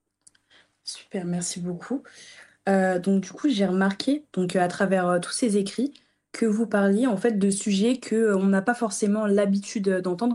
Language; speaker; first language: French; early bilingual, other home language; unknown